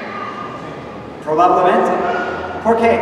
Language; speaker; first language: Spanish; non-native, fluent; English